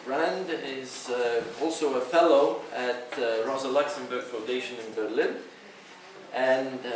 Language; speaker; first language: English; non-native, fluent; Lithuanian